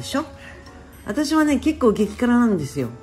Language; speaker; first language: Japanese; native; Japanese